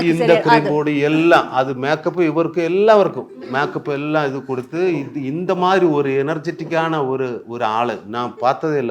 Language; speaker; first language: Tamil; non-native, learner; Malayalam